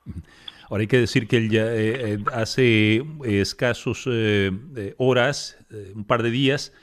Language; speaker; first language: Spanish; native; Spanish